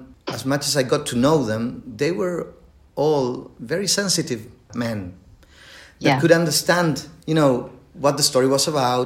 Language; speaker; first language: English; non-native, fluent; Spanish